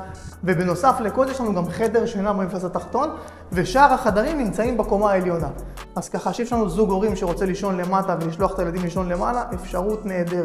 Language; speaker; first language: Hebrew; native; Hebrew